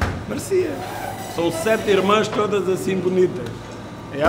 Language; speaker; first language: Portuguese; native; Portuguese